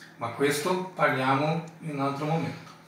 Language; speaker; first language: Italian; non-native, fluent; Portuguese